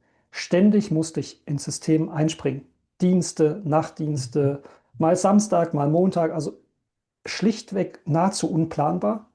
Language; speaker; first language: German; native; German